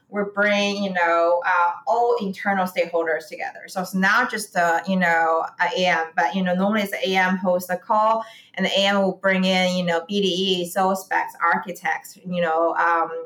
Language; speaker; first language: English; non-native, fluent; Chinese